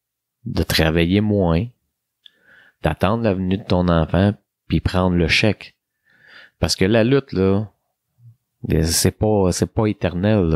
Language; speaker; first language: French; native; French